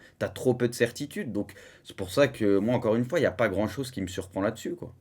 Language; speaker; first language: French; native; French